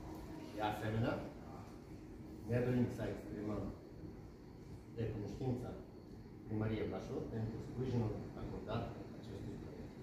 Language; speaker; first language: Romanian; non-native, fluent; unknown